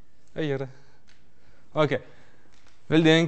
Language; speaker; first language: Swedish; non-native, fluent; French